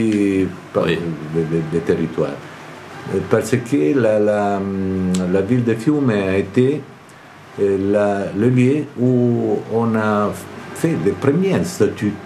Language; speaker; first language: French; non-native, fluent; Italian